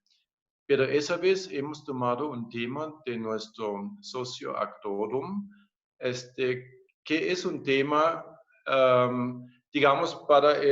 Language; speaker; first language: Spanish; non-native, fluent; German